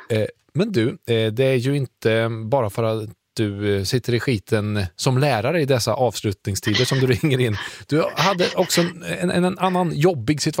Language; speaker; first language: Swedish; native; Swedish